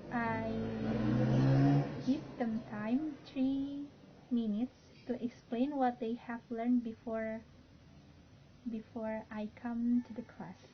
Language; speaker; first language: English; non-native, learner; Indonesian